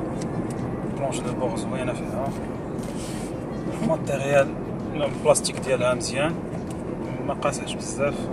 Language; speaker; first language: French; non-native, local second language; Arabic